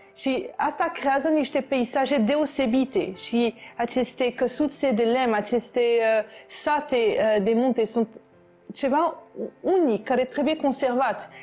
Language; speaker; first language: Romanian; non-native, fluent; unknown